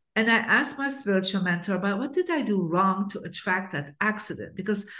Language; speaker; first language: English; non-native, fluent; Dutch